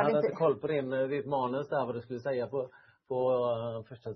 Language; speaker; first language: Swedish; native; Swedish